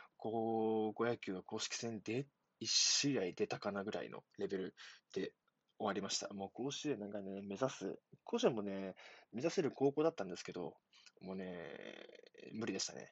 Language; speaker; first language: Japanese; native; Japanese